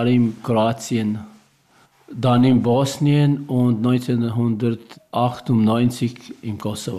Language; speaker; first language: German; non-native, learner; Albanian